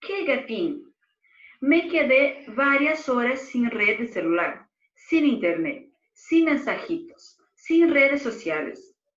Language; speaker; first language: Spanish; non-native, fluent; Portuguese